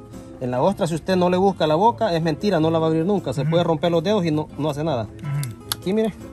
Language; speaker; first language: Spanish; native; Spanish